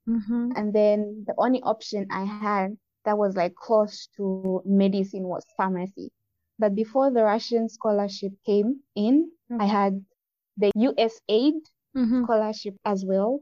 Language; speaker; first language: English; non-native, local second language; Bemba